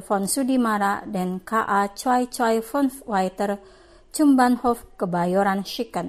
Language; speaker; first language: German; non-native, fluent; Indonesian